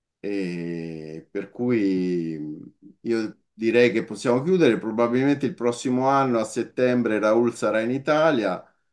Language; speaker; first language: Italian; native; Italian